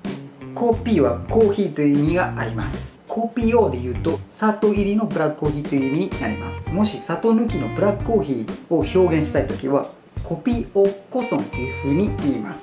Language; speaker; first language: Japanese; non-native, fluent; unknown